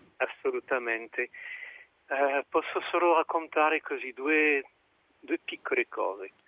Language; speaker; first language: Italian; non-native, fluent; French